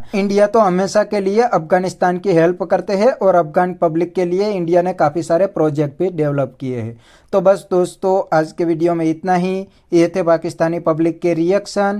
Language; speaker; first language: Hindi; native; Hindi